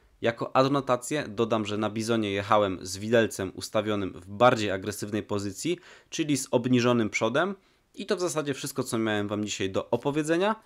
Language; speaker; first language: Polish; native; Polish